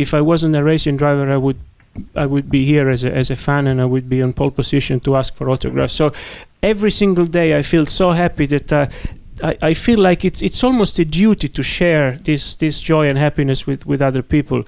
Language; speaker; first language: English; non-native, fluent; Italian